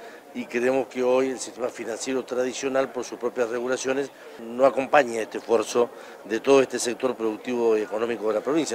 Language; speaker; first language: Spanish; native; Spanish